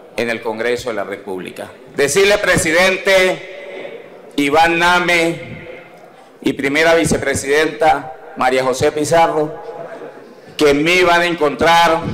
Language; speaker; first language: Spanish; native; Spanish